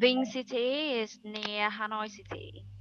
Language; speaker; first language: English; non-native, learner; Vietnamese